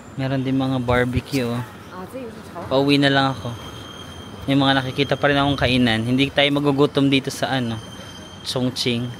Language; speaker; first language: Filipino; non-native, local second language; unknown